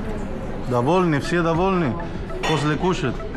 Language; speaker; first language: Russian; non-native, learner; Spanish